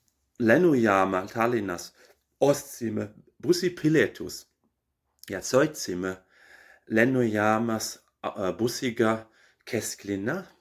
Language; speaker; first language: Estonian; non-native, learner; German